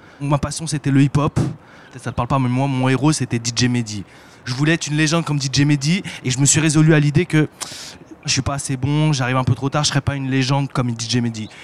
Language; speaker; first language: French; native; French